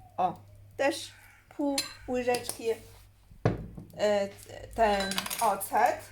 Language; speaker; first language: Polish; non-native, learner; Chinese